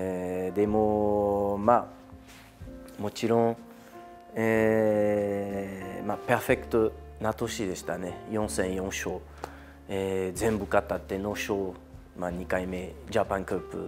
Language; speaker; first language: Japanese; non-native, fluent; French